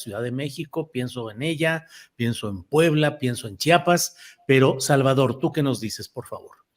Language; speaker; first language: Spanish; native; Spanish